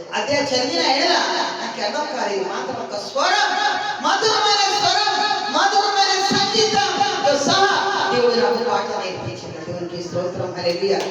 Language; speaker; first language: Telugu; non-native, learner; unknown